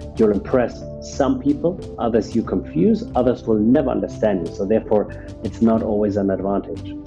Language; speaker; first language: English; non-native, fluent; German